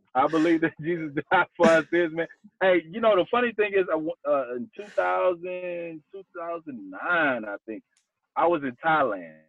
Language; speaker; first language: English; native; English